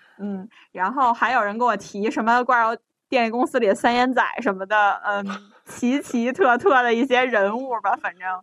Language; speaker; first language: Chinese; native; Chinese